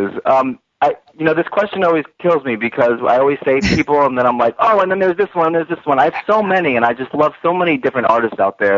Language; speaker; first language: English; native; English